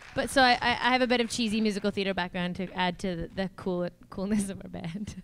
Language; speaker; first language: English; native; English